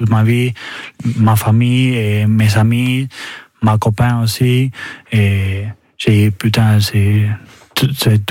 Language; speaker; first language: French; non-native, learner; Spanish